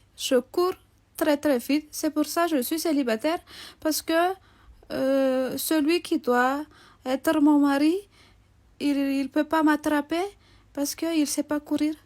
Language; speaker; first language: French; non-native, local second language; Malagasy